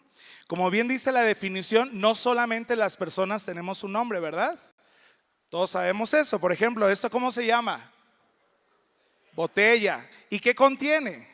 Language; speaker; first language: Spanish; native; Spanish